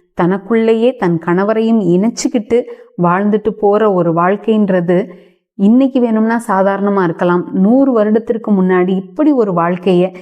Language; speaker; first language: Tamil; native; Tamil